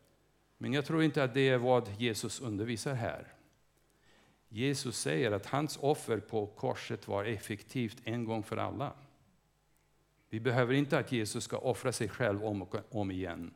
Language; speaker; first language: Swedish; non-native, fluent; English